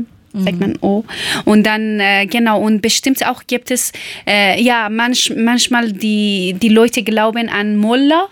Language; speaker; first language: German; non-native, learner; Persian